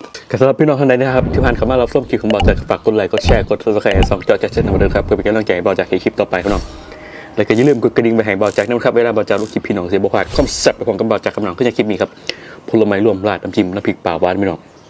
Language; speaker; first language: Thai; non-native, local second language; Northeastern Thai